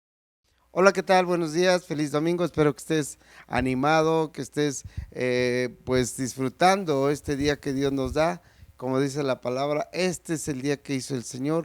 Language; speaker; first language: Spanish; native; Spanish